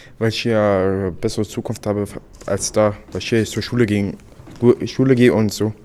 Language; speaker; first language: German; early bilingual, other home language; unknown